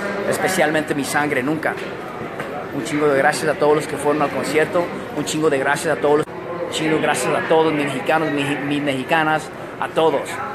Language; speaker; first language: Spanish; early bilingual, other home language; English